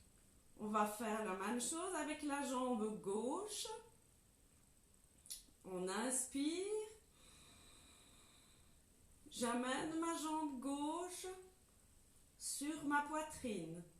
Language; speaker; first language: French; native; French